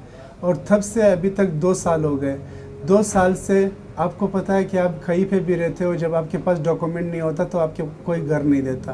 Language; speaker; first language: Hindi; non-native, fluent; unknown